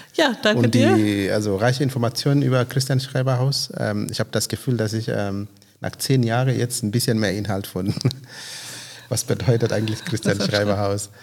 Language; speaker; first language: German; non-native, fluent; Swahili